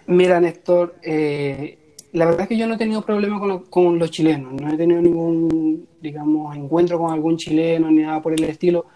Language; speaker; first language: Spanish; native; Spanish